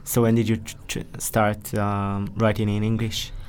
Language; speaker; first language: English; non-native, fluent; Hebrew